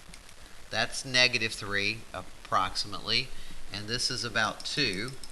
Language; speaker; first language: English; native; English